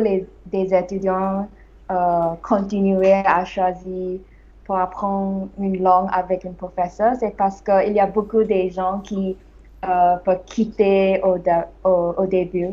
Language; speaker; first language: French; non-native, learner; English